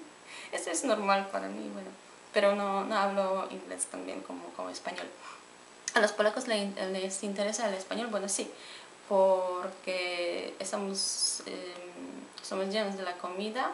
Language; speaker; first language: Spanish; non-native, fluent; Polish